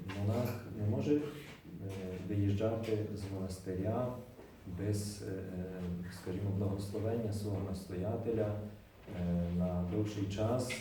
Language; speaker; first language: Ukrainian; native; Ukrainian